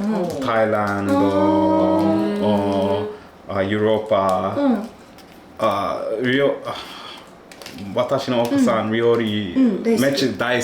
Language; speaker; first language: Japanese; non-native, learner; English